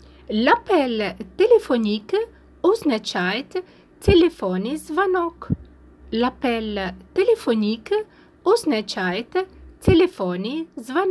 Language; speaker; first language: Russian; non-native, fluent; French